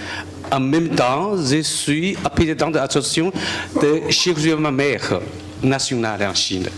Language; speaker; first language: French; non-native, learner; Chinese